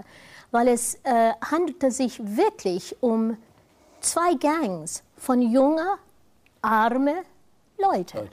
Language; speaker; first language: German; non-native, fluent; English